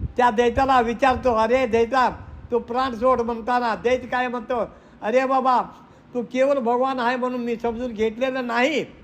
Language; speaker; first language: Marathi; non-native, local second language; Kannada